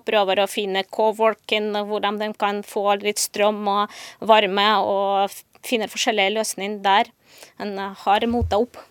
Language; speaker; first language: Norwegian; non-native, fluent; Ukrainian